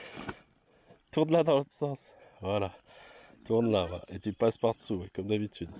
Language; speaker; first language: French; native; French